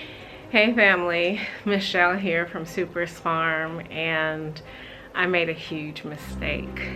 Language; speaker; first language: English; native; English